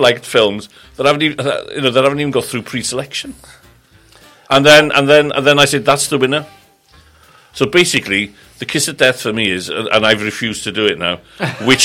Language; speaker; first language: English; native; English